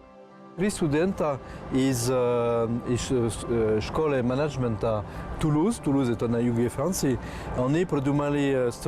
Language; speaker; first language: Russian; non-native, fluent; French